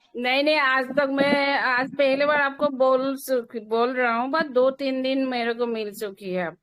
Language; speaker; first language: Hindi; non-native, local second language; Assamese